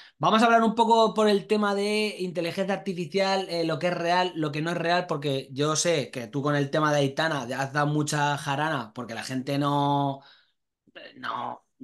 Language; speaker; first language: Spanish; native; Spanish